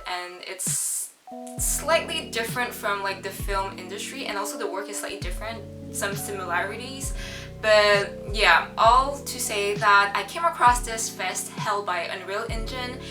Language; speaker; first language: English; non-native, local second language; French